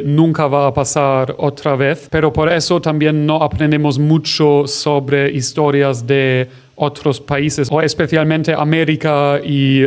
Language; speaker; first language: Spanish; non-native, fluent; German